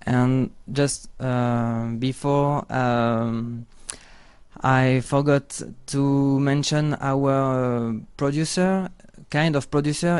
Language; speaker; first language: English; non-native, learner; French